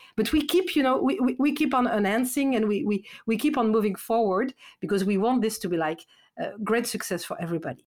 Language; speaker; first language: English; non-native, fluent; French